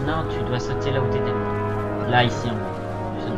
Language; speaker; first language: French; native; French